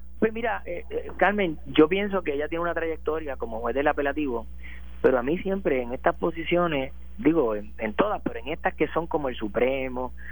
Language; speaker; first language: Spanish; native; Spanish